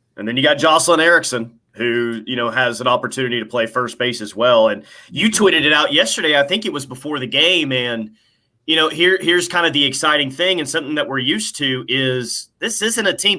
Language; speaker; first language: English; native; English